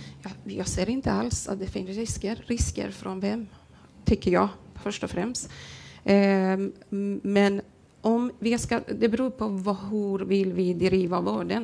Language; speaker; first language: Swedish; non-native, fluent; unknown